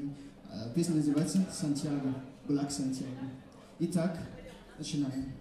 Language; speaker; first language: Russian; non-native, fluent; Malagasy